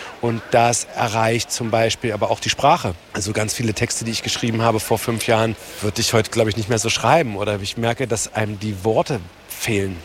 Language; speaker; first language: German; native; German